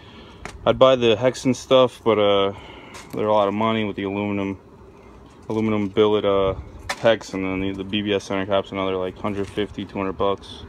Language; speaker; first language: English; native; English